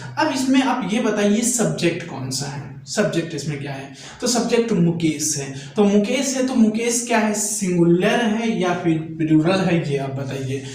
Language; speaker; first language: Hindi; native; Hindi